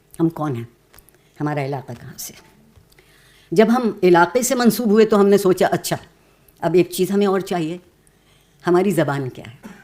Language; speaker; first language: Urdu; native; Urdu